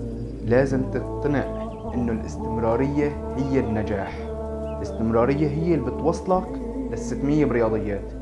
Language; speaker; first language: Arabic; native; Arabic